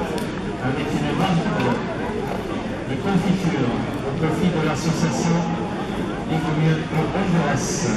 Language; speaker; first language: French; native; French